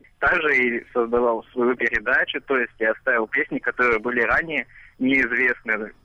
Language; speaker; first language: Russian; native; Russian